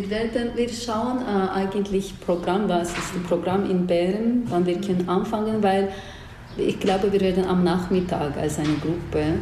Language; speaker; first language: German; non-native, fluent; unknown